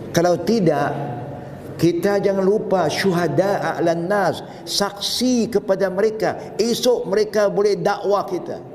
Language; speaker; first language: Malay; non-native, local second language; Chinese